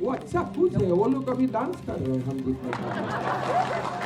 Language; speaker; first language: Hindi; non-native, local second language; Assamese